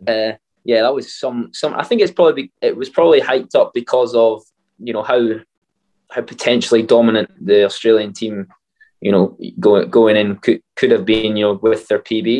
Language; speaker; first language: English; native; English